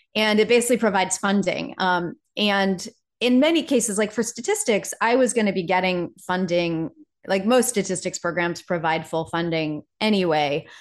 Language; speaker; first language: English; native; English